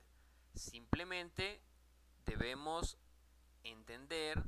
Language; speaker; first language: Spanish; native; Spanish